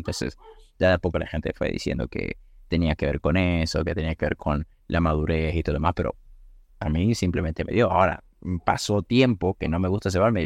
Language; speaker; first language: Spanish; native; Spanish